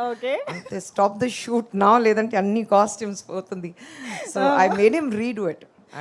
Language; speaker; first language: Telugu; non-native, local second language; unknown